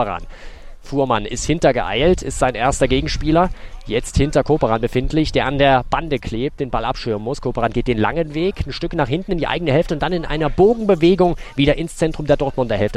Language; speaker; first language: German; native; German